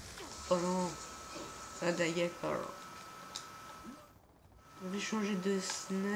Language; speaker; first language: French; native; French